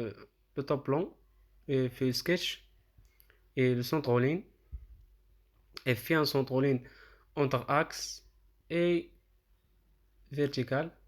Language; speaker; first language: French; non-native, local second language; Arabic